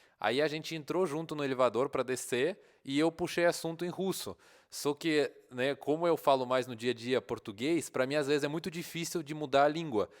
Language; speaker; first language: Portuguese; non-native, fluent; Russian